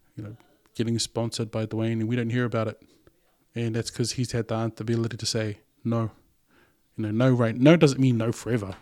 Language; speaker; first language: English; non-native, local second language; Samoan